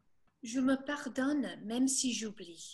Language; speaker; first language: French; non-native, fluent; English